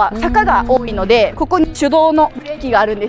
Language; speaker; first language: Japanese; native; Japanese